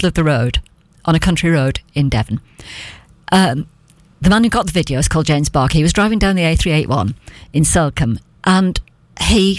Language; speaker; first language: English; native; English